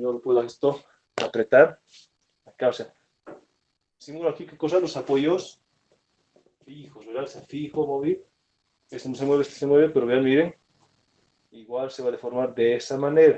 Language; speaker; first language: Spanish; native; Spanish